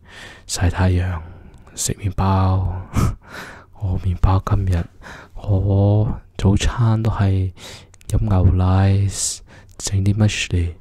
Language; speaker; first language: Cantonese; early bilingual, heritage; Cantonese